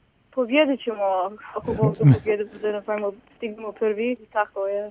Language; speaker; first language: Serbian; early bilingual, heritage; Croatian